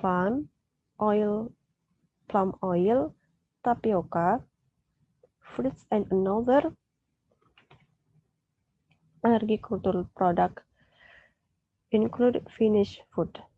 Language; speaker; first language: English; non-native, learner; Indonesian